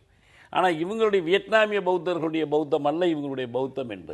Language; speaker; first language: Tamil; native; Tamil